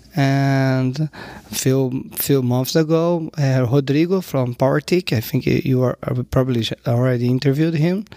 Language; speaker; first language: English; non-native, learner; Portuguese